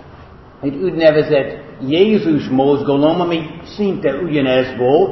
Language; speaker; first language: Hungarian; non-native, fluent; English